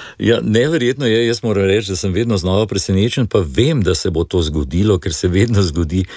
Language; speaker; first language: Slovenian; native; Slovenian